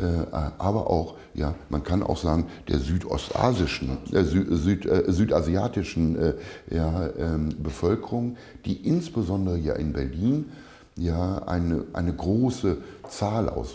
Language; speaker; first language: German; native; German